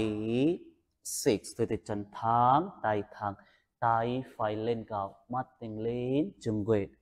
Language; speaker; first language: Vietnamese; non-native, learner; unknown